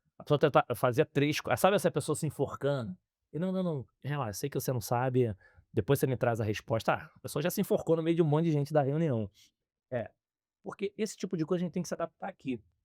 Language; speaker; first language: Portuguese; native; Portuguese